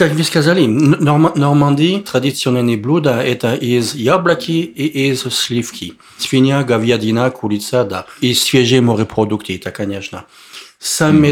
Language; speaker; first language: Russian; non-native, learner; French